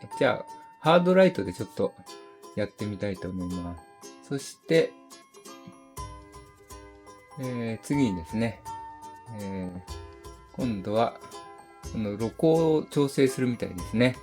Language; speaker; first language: Japanese; native; Japanese